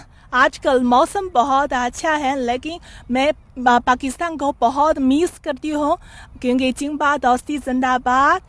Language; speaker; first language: Hindi; non-native, fluent; Chinese